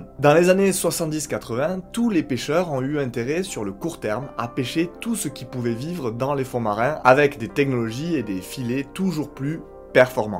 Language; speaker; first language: French; native; French